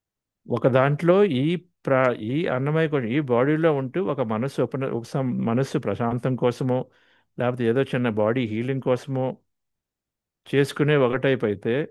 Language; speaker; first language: Telugu; native; Telugu